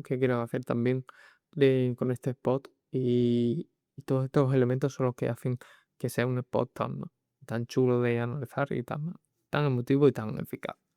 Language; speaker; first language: Spanish; native; Spanish